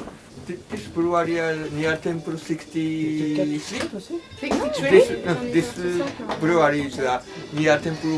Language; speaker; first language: English; non-native, learner; Japanese